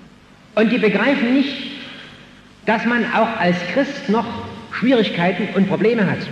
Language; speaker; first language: German; native; German